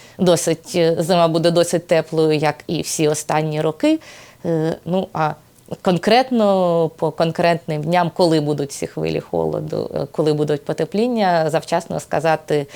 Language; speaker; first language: Ukrainian; native; Ukrainian